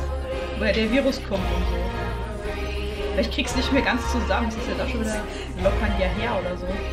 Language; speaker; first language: German; native; German